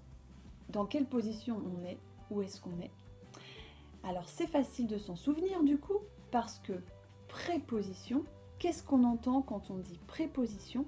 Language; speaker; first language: French; native; French